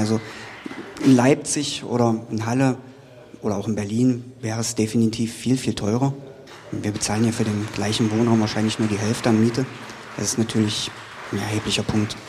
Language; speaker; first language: German; native; German